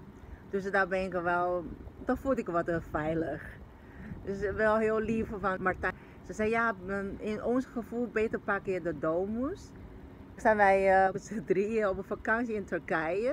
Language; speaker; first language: Dutch; non-native, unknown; Chinese